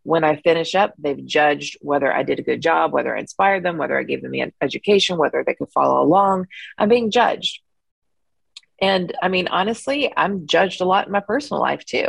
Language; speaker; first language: English; native; English